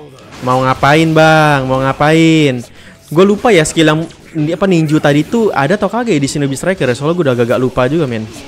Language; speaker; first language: Indonesian; native; Indonesian